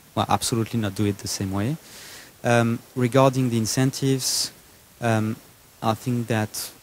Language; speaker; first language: English; non-native, fluent; French